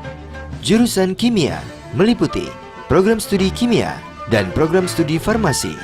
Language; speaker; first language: Indonesian; native; Indonesian